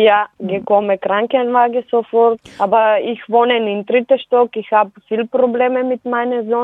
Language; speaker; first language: German; non-native, learner; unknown